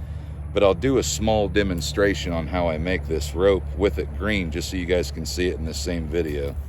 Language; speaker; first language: English; native; English